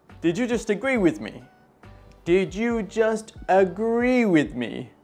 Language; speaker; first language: English; native; English